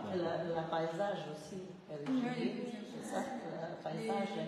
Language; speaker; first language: French; non-native, learner; Portuguese